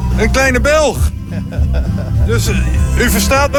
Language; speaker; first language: Dutch; native; Dutch